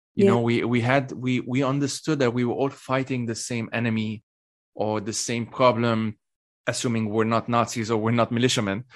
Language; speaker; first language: English; non-native, fluent; Arabic